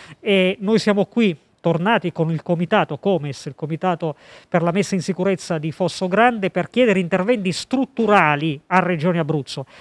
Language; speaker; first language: Italian; native; Italian